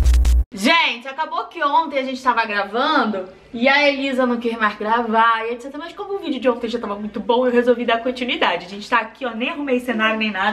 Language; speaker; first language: Portuguese; native; Portuguese